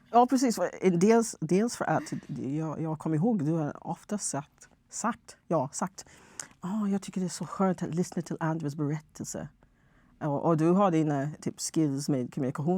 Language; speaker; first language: Swedish; non-native, fluent; English